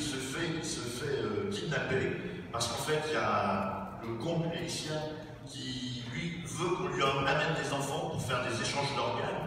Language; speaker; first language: French; native; French